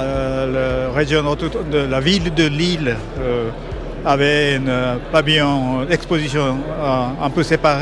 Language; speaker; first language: French; non-native, fluent; Japanese